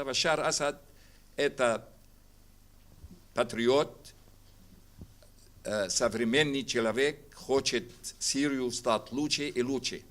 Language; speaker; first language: Russian; non-native, fluent; Arabic